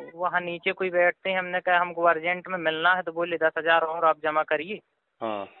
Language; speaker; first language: Hindi; native; Hindi